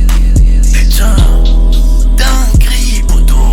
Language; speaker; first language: French; native; French